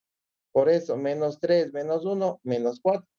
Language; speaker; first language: Spanish; native; Spanish